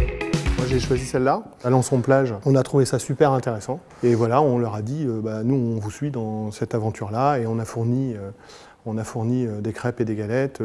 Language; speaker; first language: French; native; French